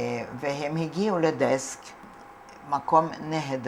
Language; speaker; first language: Hebrew; non-native, fluent; Hungarian